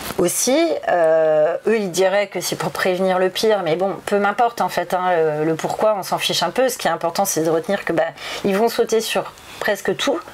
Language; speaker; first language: French; native; French